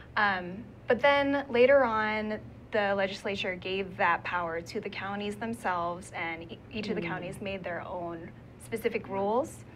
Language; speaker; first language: English; native; English